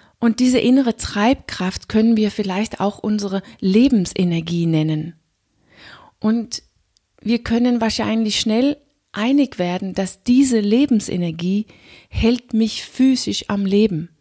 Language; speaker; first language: German; non-native, fluent; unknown